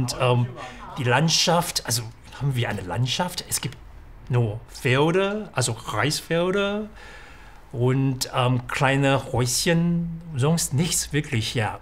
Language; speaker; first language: German; non-native, fluent; Chinese